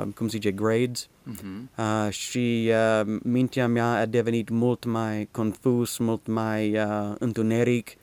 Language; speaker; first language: Romanian; non-native, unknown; English